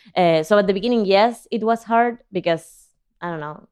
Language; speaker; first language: English; non-native, fluent; Spanish